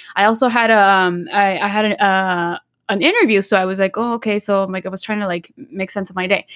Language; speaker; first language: English; early bilingual, other home language; Spanish